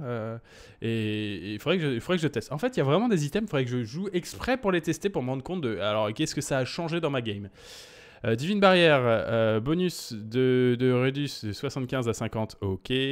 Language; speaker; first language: French; native; French